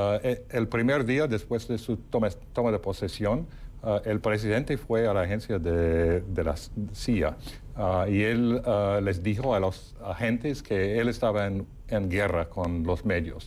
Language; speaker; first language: Spanish; non-native, fluent; English